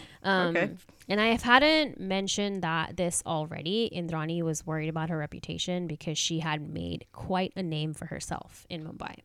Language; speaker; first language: English; non-native, local second language; Hindi